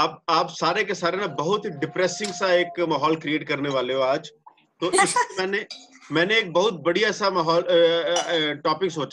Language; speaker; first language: Hindi; native; Hindi